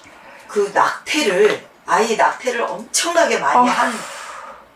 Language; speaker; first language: Korean; native; Korean